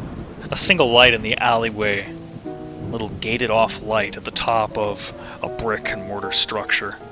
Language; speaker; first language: English; native; English